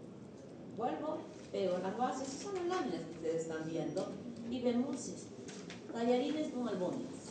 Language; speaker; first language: Spanish; native; Spanish